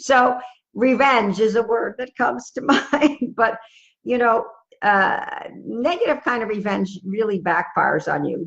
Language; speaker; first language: English; native; English